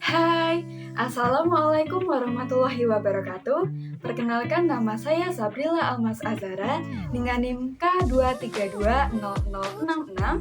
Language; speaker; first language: Indonesian; native; Indonesian